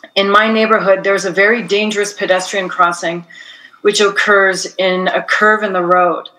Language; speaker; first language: English; native; English